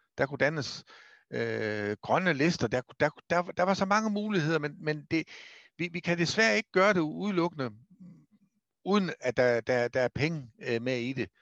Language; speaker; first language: Danish; native; Danish